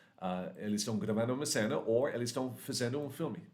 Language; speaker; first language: Portuguese; non-native, learner; English